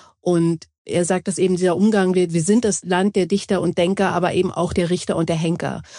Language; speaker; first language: German; native; German